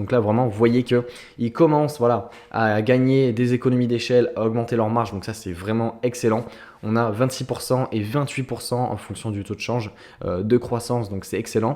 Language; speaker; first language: French; native; French